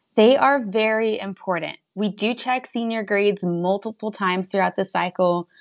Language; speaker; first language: English; native; English